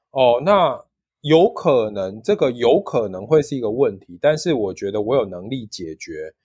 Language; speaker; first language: Chinese; native; Chinese